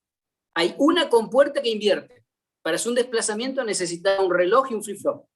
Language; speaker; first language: Spanish; native; Spanish